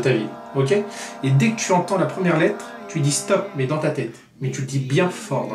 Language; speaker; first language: French; native; French